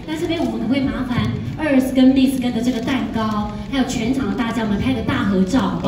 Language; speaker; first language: Chinese; native; Chinese